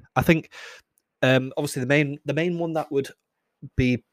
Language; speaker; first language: English; native; English